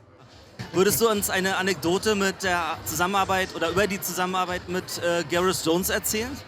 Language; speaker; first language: German; native; German